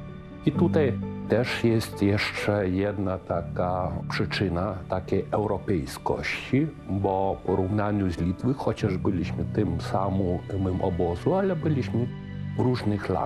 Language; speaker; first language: Polish; non-native, fluent; Lithuanian